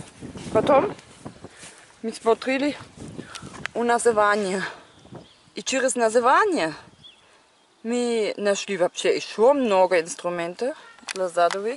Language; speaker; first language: Russian; non-native, learner; German